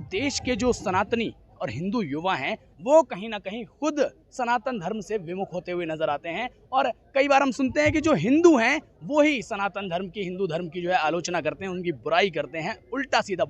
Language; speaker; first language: Hindi; native; Hindi